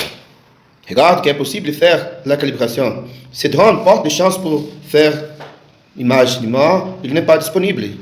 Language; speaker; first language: French; non-native, learner; Portuguese